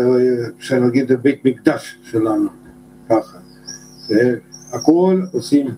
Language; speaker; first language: Hebrew; non-native, fluent; Russian